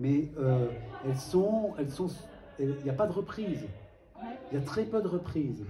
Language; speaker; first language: French; native; French